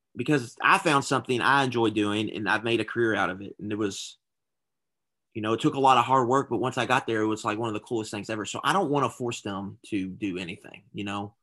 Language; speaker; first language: English; native; English